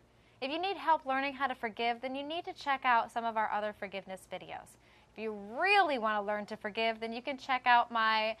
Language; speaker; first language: English; native; English